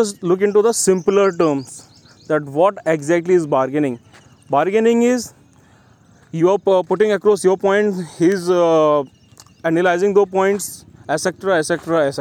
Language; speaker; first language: English; non-native, local second language; Hindi